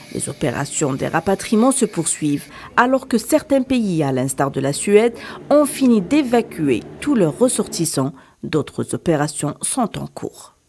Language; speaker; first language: French; non-native, local second language; Arabic